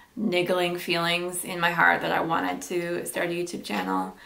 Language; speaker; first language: English; native; English